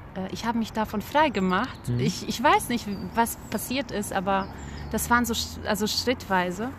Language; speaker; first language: German; early bilingual, other home language; Bosnian